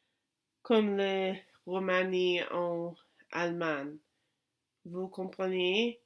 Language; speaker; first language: French; non-native, learner; English